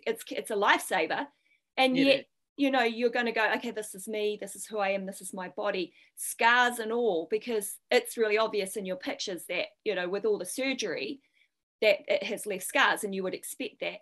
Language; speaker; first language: English; native; English